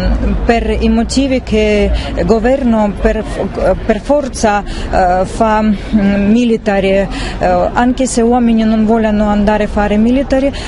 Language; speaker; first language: Italian; non-native, learner; Russian